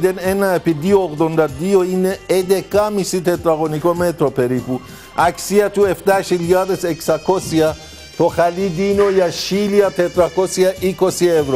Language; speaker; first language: Greek; non-native, fluent; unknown